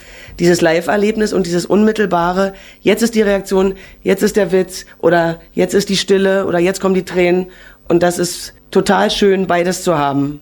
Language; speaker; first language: German; native; German